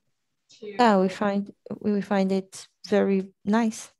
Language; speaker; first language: English; non-native, fluent; French